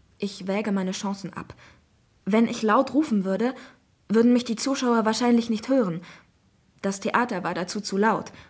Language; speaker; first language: German; native; German